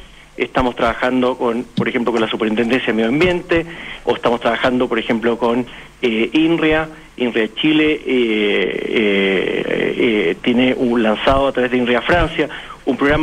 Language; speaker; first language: Spanish; native; Spanish